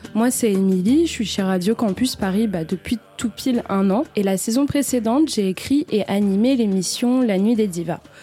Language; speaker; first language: French; native; French